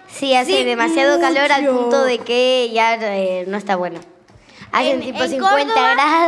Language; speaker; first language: Spanish; native; Spanish